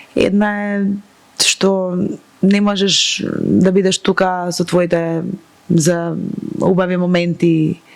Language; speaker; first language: Macedonian; native; Macedonian